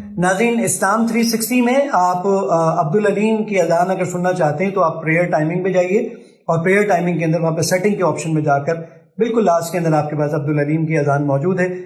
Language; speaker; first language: Urdu; native; Urdu